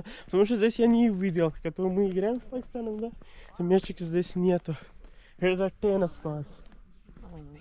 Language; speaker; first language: Russian; non-native, learner; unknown